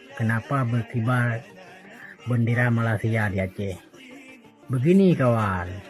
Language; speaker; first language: Indonesian; non-native, local second language; Achinese